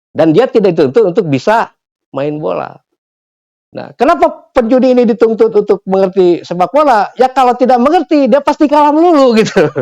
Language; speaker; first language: Indonesian; non-native, local second language; Sundanese